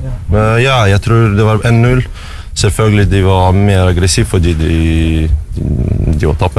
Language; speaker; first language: Norwegian; non-native, fluent; Russian